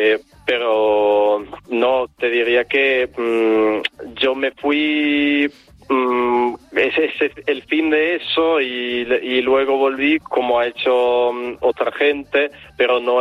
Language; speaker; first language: Spanish; non-native, fluent; Italian